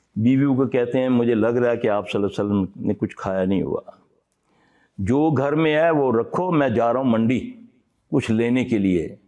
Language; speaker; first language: Urdu; non-native, local second language; Punjabi